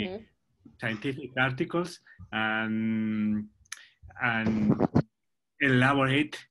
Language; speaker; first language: English; non-native, learner; Spanish